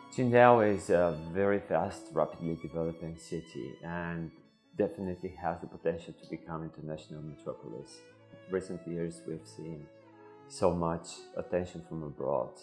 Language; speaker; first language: English; non-native, fluent; Bulgarian